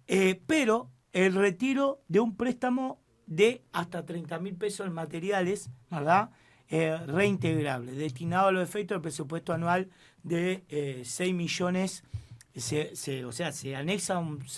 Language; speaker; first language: Spanish; native; Spanish